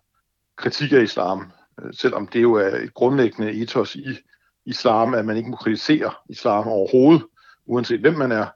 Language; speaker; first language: Danish; native; Danish